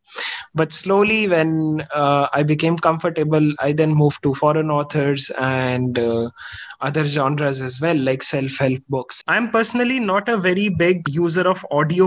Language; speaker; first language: English; non-native, local second language; Hindi